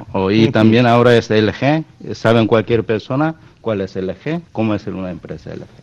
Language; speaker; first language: Spanish; non-native, fluent; Korean